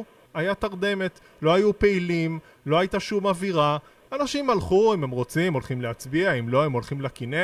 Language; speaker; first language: Hebrew; native; Hebrew